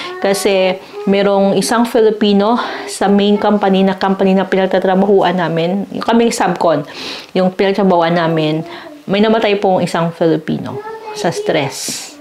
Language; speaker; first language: Filipino; native; Filipino